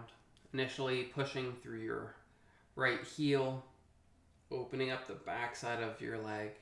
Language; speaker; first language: English; native; English